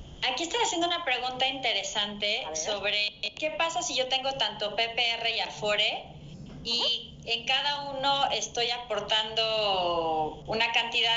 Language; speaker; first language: Spanish; native; Spanish